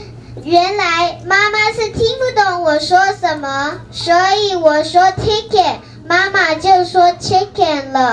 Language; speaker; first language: Chinese; early bilingual, heritage; Chinese